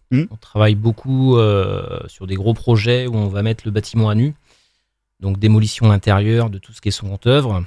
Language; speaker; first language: French; native; French